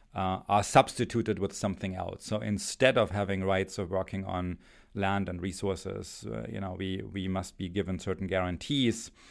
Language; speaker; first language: English; non-native, fluent; German